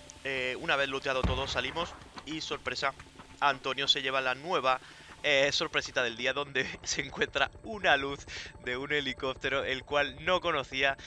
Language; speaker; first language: Spanish; native; Spanish